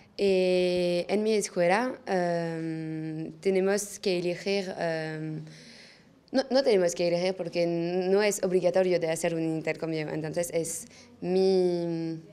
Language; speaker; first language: Spanish; non-native, learner; French